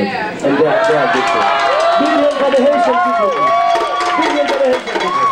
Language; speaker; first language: English; non-native, learner; Haitian Creole